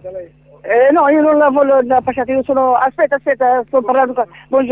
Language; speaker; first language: Italian; non-native, fluent; Arabic